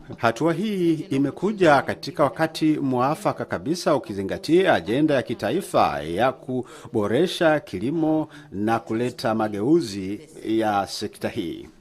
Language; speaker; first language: Swahili; native; Swahili